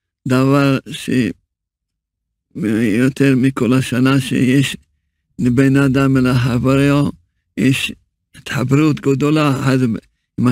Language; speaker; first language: Hebrew; early bilingual, other home language; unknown